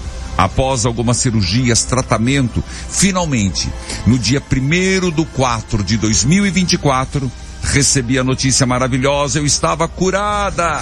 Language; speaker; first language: Portuguese; native; Portuguese